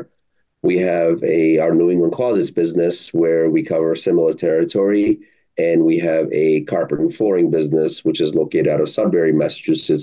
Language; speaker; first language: English; early bilingual, other home language; Arabic